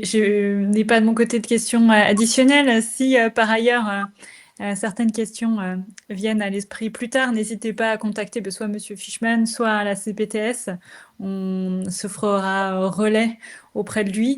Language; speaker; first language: French; native; French